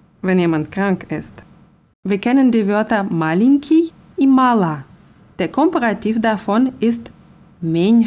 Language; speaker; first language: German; non-native, fluent; Russian